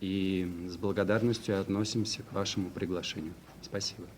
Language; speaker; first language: Russian; native; Russian